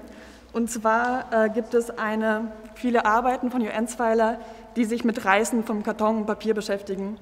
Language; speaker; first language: German; native; German